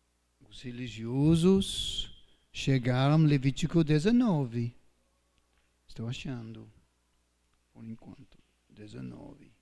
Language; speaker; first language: Portuguese; non-native, fluent; English